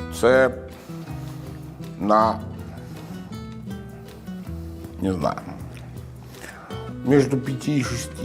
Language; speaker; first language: Ukrainian; non-native, learner; Italian